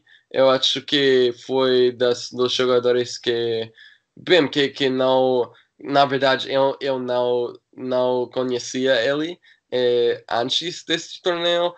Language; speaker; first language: Portuguese; non-native, learner; English